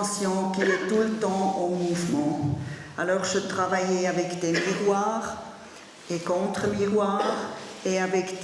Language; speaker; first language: French; non-native, learner; German